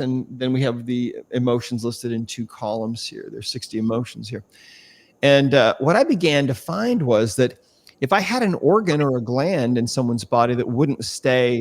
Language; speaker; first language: English; native; English